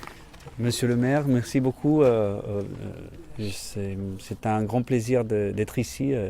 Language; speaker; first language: French; non-native, fluent; Spanish